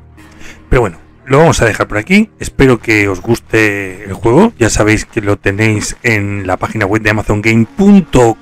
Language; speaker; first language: Spanish; native; Spanish